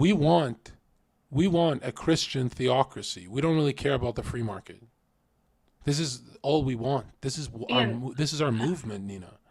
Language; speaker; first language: English; native; English